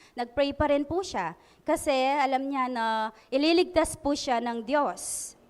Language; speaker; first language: Filipino; non-native, local second language; Pampanga